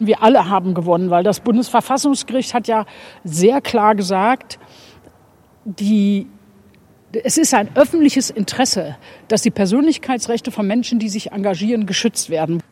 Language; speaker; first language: German; native; German